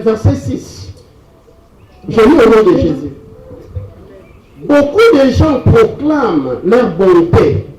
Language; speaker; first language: French; non-native, local second language; Lingala